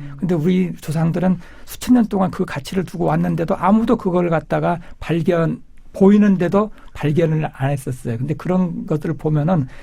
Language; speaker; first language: Korean; native; Korean